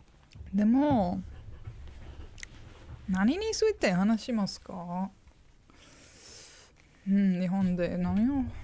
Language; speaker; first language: Japanese; non-native, learner; English